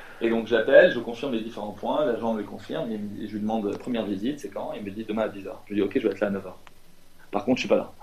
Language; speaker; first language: French; non-native, local second language; Arabic